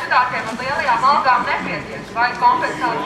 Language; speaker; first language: Latvian; native; Latvian